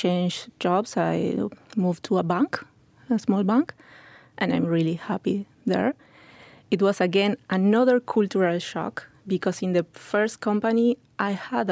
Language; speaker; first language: English; non-native, fluent; Spanish